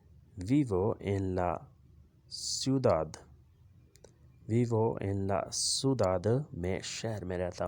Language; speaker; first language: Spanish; non-native, learner; Urdu